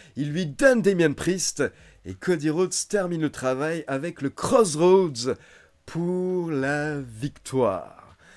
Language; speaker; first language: French; native; French